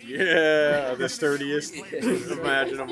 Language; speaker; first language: English; native; English